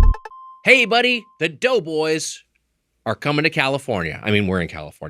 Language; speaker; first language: English; native; English